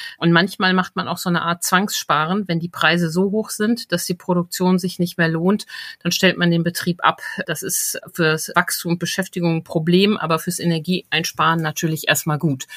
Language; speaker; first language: German; native; German